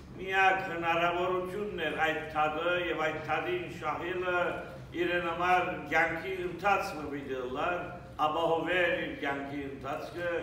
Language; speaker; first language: Armenian; early bilingual, heritage; Armenian